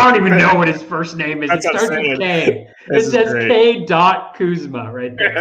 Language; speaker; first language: English; native; English